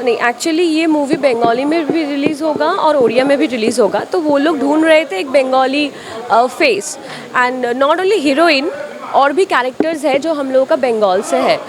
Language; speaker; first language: Hindi; non-native, local second language; Bangla